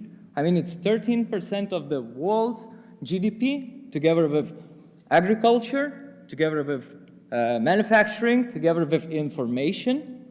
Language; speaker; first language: English; non-native, fluent; Lithuanian